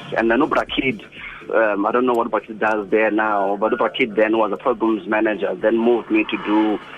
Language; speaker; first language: English; non-native, local second language; Xhosa